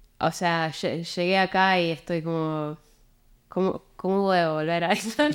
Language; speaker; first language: Spanish; non-native, fluent; English